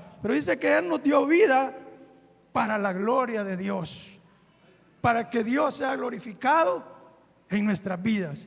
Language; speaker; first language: Spanish; native; Spanish